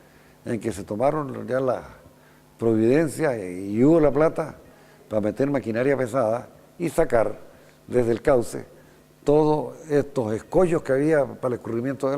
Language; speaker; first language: Spanish; native; Spanish